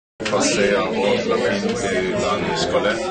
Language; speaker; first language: French; non-native, learner; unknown